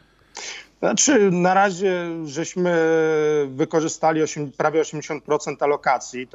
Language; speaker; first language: Polish; native; Polish